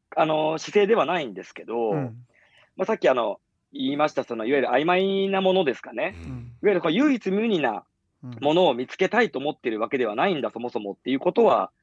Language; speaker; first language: Japanese; native; Japanese